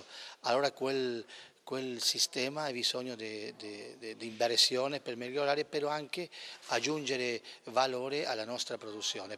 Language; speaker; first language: Italian; non-native, fluent; Spanish